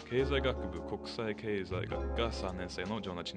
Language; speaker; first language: Japanese; non-native, learner; English